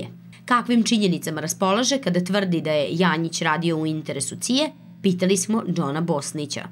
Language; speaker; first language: Serbian; native; Serbian